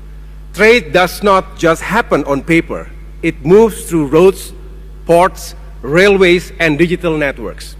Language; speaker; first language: English; non-native, fluent; Indonesian